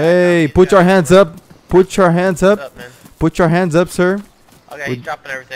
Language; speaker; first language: English; non-native, fluent; Portuguese